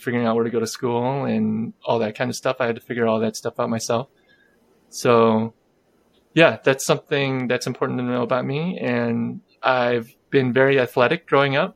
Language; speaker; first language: English; native; English